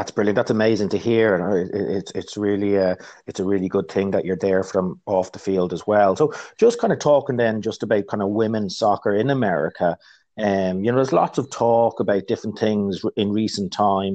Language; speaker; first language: English; native; English